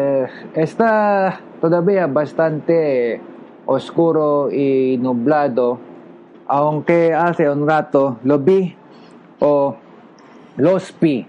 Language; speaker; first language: Spanish; non-native, learner; Filipino